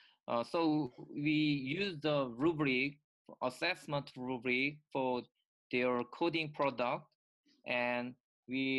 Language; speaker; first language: English; non-native, learner; Korean